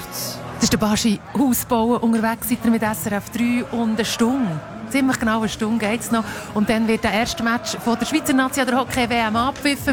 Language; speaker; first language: German; native; German